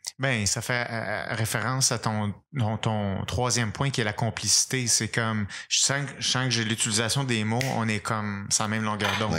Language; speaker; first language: French; native; French